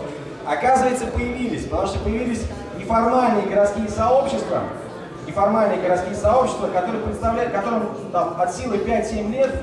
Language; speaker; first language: Russian; native; Russian